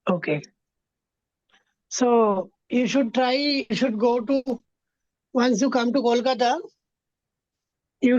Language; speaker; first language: English; non-native, fluent; Bangla